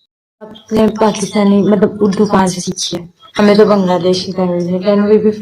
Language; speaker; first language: Hindi; non-native, local second language; Punjabi